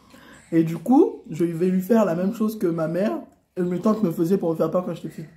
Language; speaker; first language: French; native; French